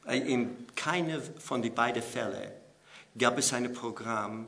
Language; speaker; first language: German; non-native, fluent; English